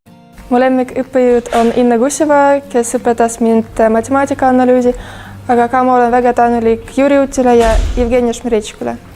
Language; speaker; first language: Estonian; non-native, local second language; Russian